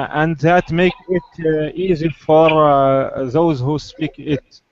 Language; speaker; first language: English; non-native, learner; Arabic